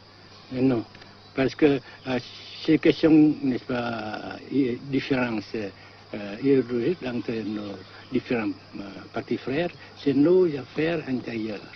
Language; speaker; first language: French; non-native, fluent; Vietnamese